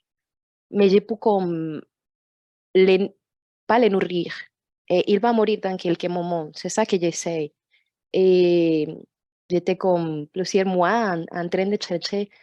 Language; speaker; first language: French; non-native, fluent; Portuguese